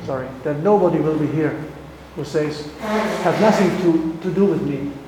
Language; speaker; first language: English; non-native, fluent; German